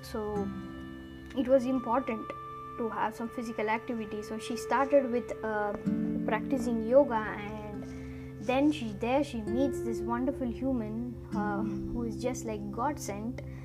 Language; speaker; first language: English; non-native, local second language; Tamil